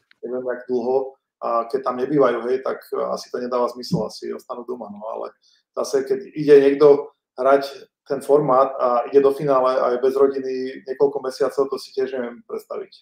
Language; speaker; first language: Czech; native; Czech